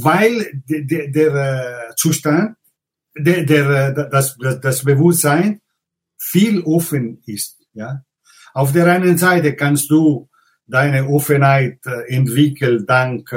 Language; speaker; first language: German; non-native, fluent; Italian